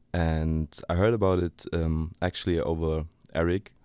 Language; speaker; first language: English; non-native, fluent; German